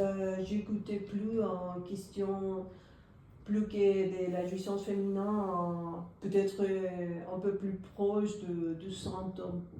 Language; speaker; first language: French; non-native, fluent; Spanish